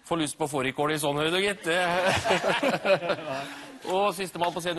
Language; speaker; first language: Norwegian; native; Norwegian